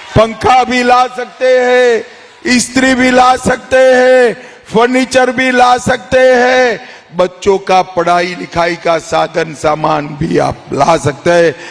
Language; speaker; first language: Hindi; non-native, local second language; Gujarati